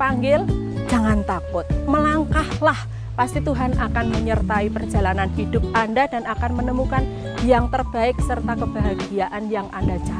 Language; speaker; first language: Indonesian; non-native, local second language; Javanese